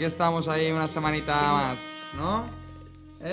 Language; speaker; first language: Spanish; native; Spanish